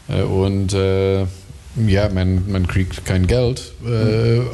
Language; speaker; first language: German; non-native, learner; English